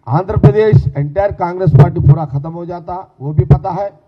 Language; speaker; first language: Hindi; non-native, local second language; Telugu